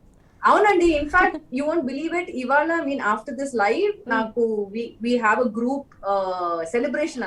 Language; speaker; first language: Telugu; non-native, local second language; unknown